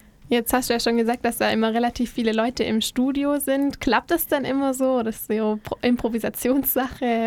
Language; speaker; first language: German; native; German